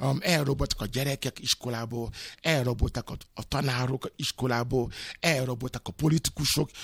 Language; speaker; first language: Hungarian; non-native, learner; Yoruba